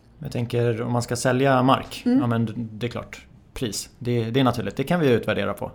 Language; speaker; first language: Swedish; early bilingual, other home language; Persian